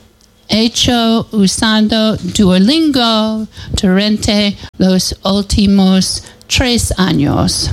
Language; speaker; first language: Spanish; non-native, learner; English